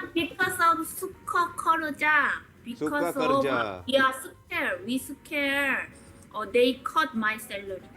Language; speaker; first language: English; non-native, learner; Korean